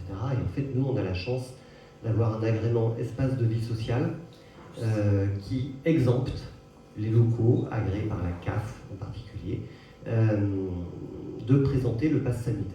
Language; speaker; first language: French; native; French